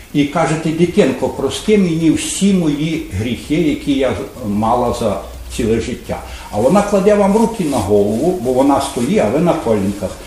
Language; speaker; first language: Ukrainian; native; Ukrainian